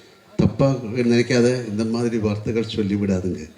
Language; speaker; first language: Tamil; non-native, learner; Malayalam